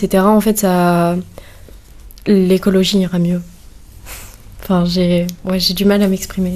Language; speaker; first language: French; native; French